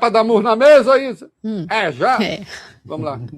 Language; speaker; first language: Portuguese; native; Portuguese